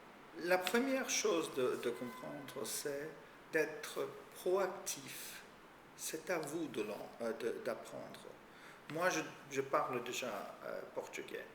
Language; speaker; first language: French; non-native, fluent; Portuguese